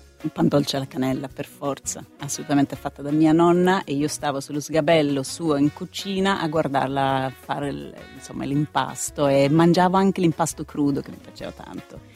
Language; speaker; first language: Italian; non-native, fluent; Swedish